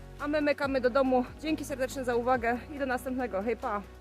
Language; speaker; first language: Polish; native; Polish